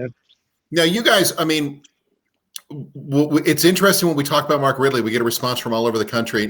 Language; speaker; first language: English; native; English